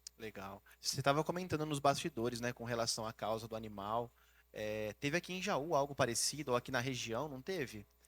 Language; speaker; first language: Portuguese; native; Portuguese